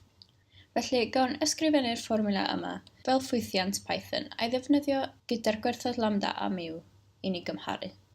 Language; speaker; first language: Welsh; native; Welsh